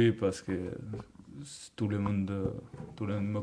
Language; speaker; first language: French; non-native, learner; Georgian